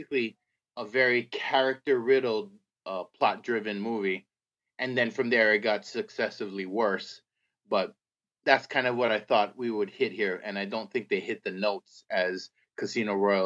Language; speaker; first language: English; native; English